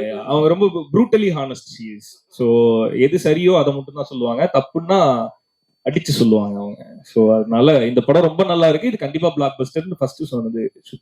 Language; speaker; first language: Tamil; native; Tamil